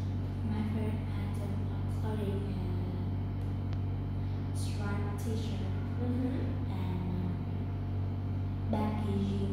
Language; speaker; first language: English; non-native, learner; Vietnamese